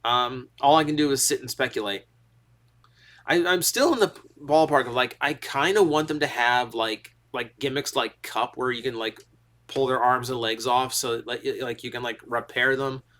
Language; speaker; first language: English; native; English